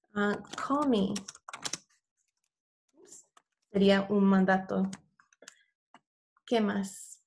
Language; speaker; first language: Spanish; non-native, fluent; English